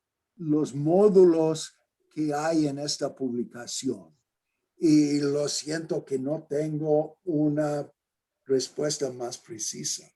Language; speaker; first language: Spanish; non-native, fluent; English